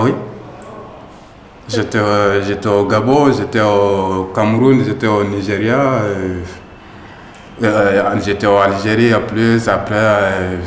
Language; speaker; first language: French; native; French